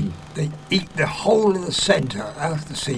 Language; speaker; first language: English; native; English